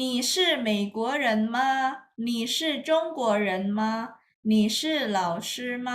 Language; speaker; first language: Chinese; non-native, fluent; Indonesian